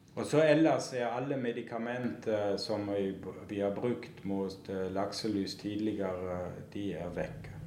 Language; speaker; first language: Norwegian; non-native, fluent; German